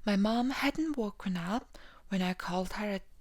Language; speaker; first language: English; non-native, learner; Mongolian